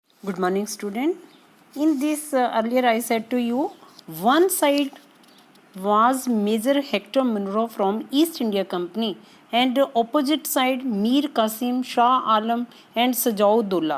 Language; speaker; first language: English; non-native, local second language; Hindi